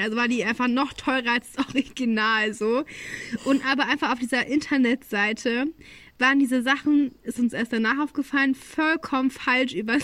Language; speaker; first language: German; native; German